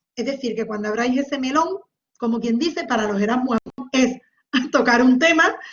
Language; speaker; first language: Spanish; native; Spanish